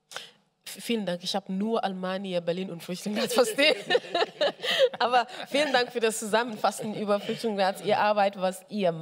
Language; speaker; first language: German; non-native, fluent; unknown